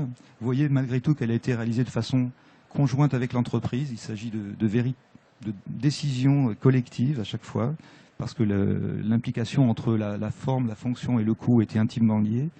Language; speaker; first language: French; native; French